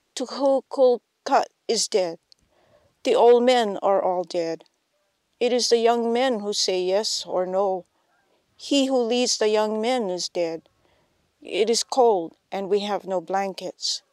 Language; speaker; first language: English; native; English